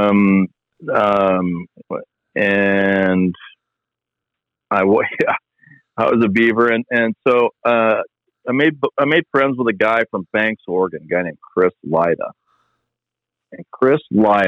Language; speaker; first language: English; native; English